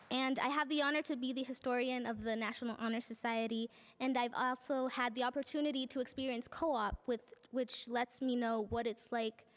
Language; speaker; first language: English; non-native, fluent; Spanish